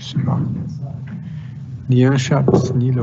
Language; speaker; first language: French; non-native, fluent; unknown